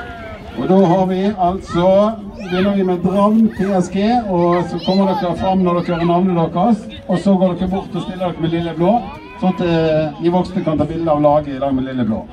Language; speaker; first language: Norwegian; native; Norwegian